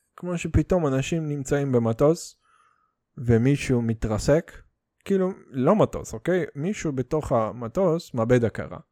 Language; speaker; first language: Hebrew; early bilingual, other home language; Russian